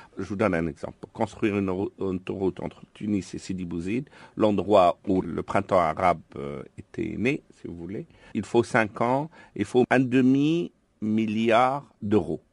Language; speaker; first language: French; non-native, local second language; Arabic